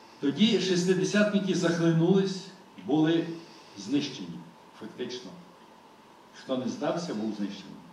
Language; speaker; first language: Ukrainian; native; Ukrainian